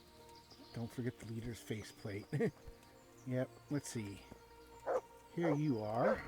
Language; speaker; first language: English; native; English